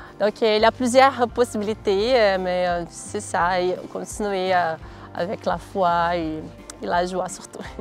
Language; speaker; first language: French; non-native, fluent; Portuguese